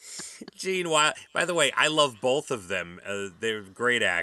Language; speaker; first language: English; native; English